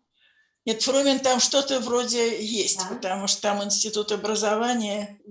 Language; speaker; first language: Russian; native; Russian